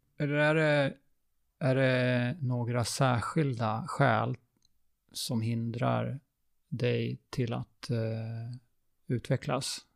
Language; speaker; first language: Swedish; native; Swedish